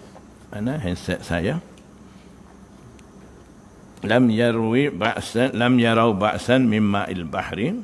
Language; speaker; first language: Arabic; non-native, fluent; Malay